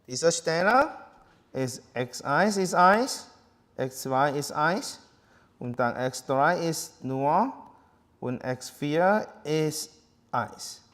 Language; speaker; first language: German; non-native, learner; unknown